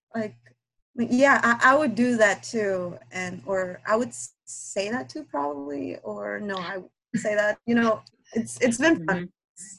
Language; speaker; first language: English; non-native, fluent; Spanish